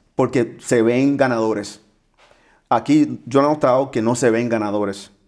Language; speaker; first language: Spanish; early bilingual, heritage; Spanish